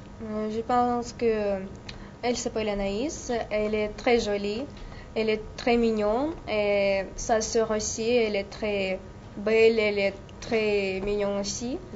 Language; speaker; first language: French; non-native, learner; Russian